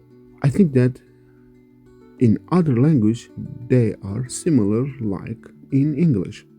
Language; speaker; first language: English; non-native, fluent; Kurdish